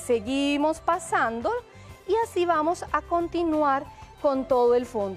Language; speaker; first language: Spanish; native; Spanish